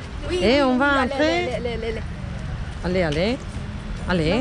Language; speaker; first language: French; non-native, fluent; Spanish